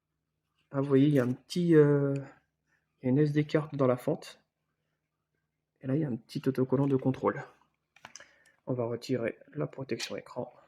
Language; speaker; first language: French; native; French